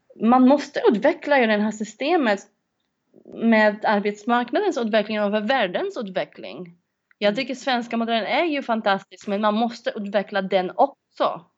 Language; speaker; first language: Swedish; non-native, fluent; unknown